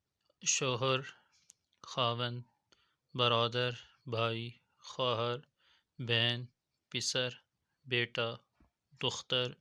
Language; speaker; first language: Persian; non-native, fluent; Urdu